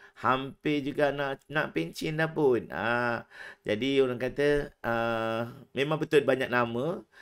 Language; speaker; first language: Malay; native; Malay